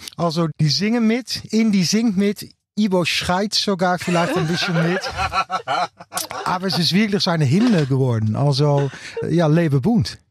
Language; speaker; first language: German; non-native, learner; Dutch